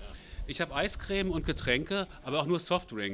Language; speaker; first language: German; native; German